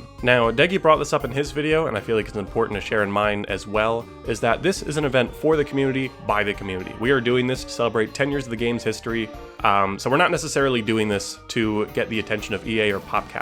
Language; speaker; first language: English; native; English